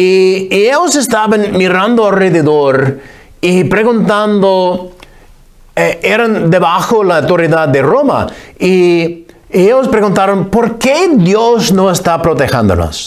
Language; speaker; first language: Spanish; non-native, fluent; English